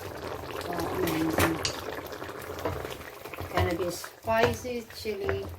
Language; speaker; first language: English; non-native, local second language; Filipino